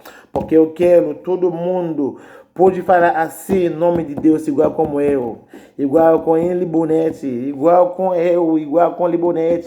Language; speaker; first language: Portuguese; non-native, learner; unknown